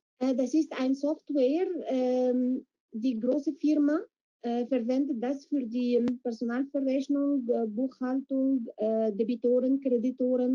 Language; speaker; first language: German; non-native, fluent; Arabic